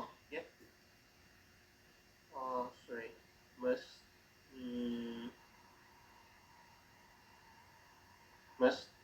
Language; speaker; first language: English; non-native, learner; Vietnamese